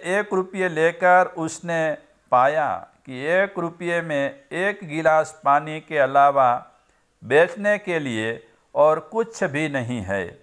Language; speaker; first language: Hindi; non-native, local second language; Gujarati